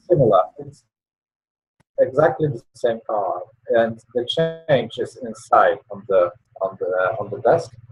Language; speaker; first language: English; non-native, learner; Polish